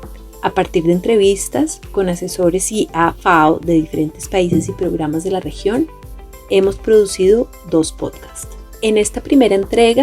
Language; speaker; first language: Spanish; native; Spanish